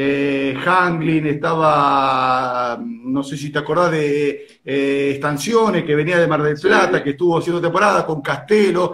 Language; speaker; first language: Spanish; native; Spanish